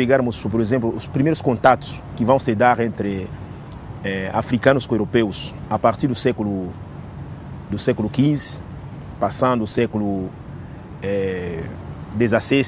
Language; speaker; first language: Portuguese; non-native, fluent; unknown